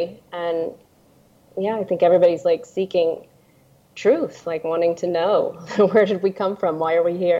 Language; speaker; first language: English; native; English